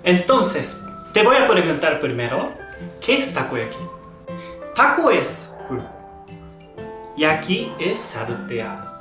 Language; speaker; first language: Spanish; non-native, learner; Japanese